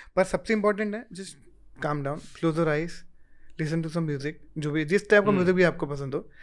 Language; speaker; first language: Hindi; native; Hindi